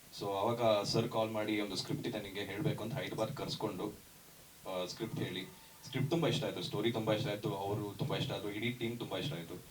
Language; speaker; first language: Kannada; native; Kannada